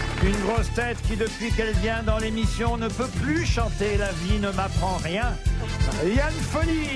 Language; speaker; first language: French; native; French